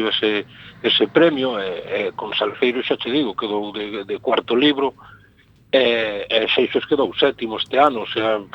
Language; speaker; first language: Galician; native; Galician